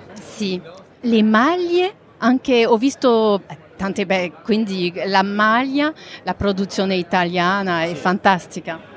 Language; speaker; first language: Italian; non-native, fluent; French